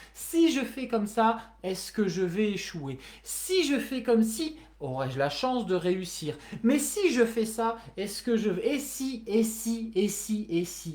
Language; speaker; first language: French; native; French